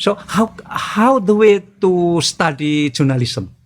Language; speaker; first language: English; non-native, learner; Indonesian